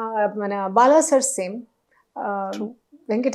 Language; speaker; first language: Telugu; non-native, learner; Hindi